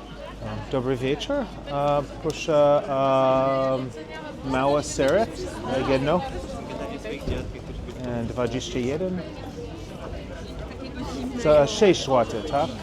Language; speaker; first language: Polish; non-native, learner; English